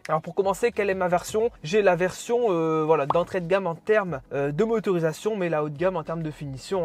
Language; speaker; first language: French; native; French